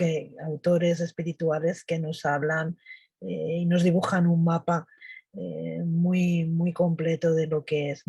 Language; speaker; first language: Spanish; native; Spanish